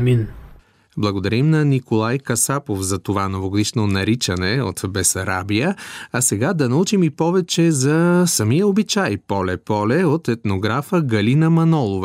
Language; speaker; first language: Bulgarian; native; Bulgarian